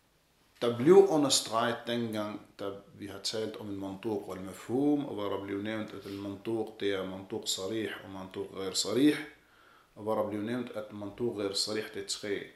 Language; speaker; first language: Danish; early bilingual, other home language; Arabic